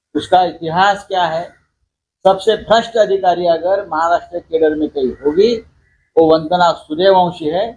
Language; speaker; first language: Hindi; non-native, local second language; Marathi